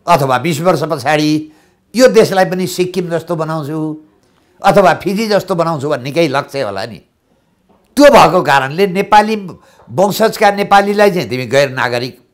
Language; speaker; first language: Nepali; native; Nepali